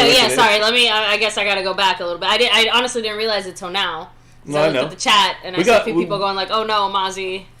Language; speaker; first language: English; native; English